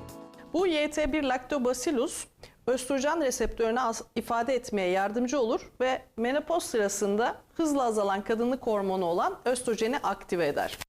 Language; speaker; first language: Turkish; native; Turkish